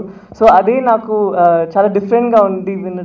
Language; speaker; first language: Telugu; non-native, fluent; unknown